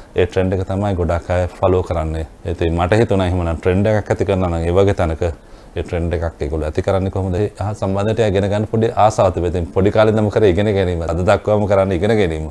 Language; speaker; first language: Sinhala; non-native, local second language; Tamil